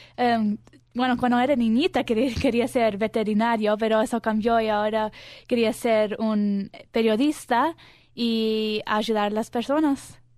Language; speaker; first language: Spanish; early bilingual, heritage; Spanish